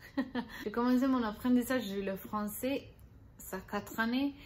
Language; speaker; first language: French; non-native, learner; Spanish